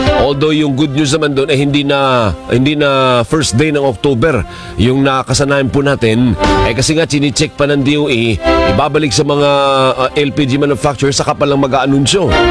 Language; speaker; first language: Filipino; non-native, local second language; Hiligaynon